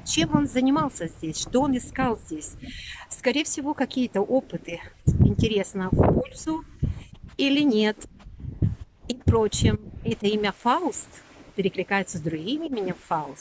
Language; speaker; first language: Russian; native; Russian